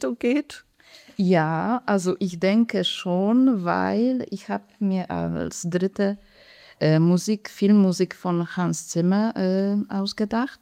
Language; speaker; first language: German; non-native, fluent; Polish